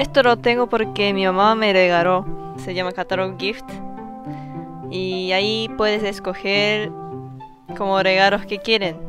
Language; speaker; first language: Spanish; non-native, fluent; Japanese